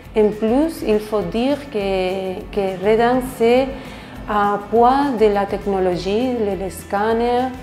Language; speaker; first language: French; non-native, fluent; Spanish